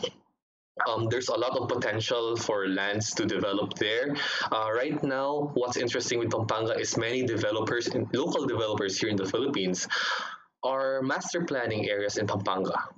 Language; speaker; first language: English; non-native, local second language; Hiligaynon